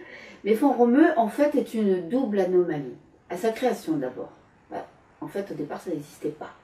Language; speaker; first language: French; native; French